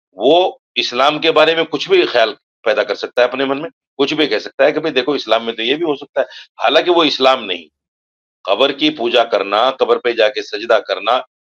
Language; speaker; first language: Hindi; native; Hindi